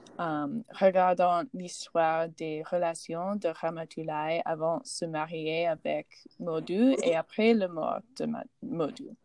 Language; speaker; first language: French; non-native, learner; English